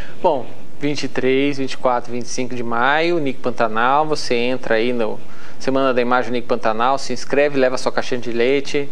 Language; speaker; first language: Portuguese; native; Portuguese